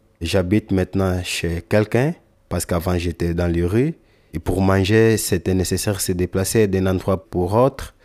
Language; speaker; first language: French; non-native, learner; Lingala